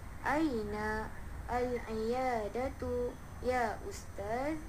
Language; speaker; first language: Arabic; non-native, learner; Malay